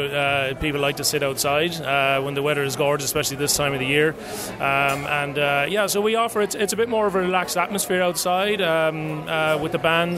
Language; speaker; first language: English; native; English